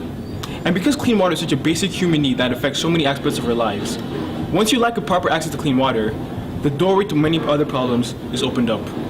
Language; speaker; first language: English; early bilingual, other home language; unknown